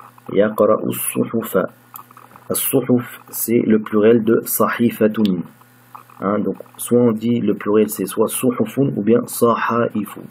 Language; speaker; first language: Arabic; non-native, fluent; French